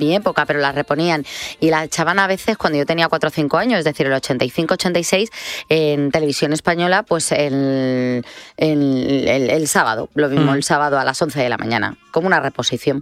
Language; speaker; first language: Spanish; native; Spanish